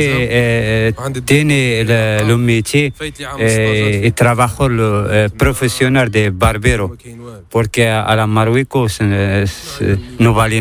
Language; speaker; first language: Spanish; non-native, learner; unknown